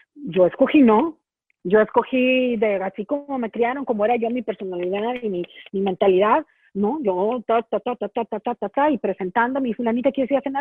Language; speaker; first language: Spanish; native; Spanish